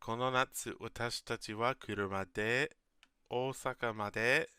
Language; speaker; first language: Japanese; non-native, learner; English